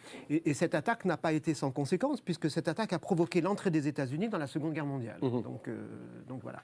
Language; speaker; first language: French; native; French